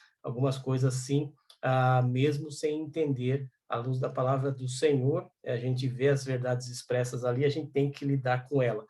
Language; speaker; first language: Portuguese; native; Portuguese